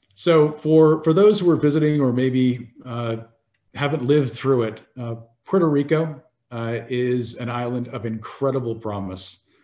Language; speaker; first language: English; native; English